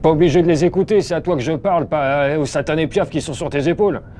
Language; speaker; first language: French; native; French